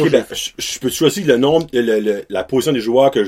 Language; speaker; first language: French; native; French